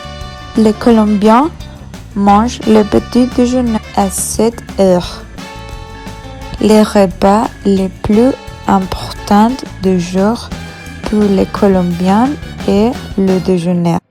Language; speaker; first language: French; non-native, learner; Spanish